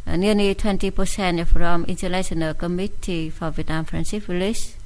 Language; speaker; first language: English; non-native, fluent; Vietnamese